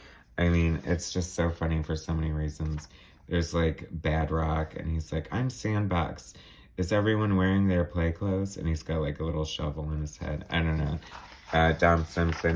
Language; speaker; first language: English; native; English